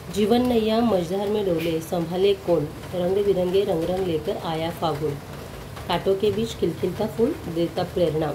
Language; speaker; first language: Hindi; non-native, local second language; Marathi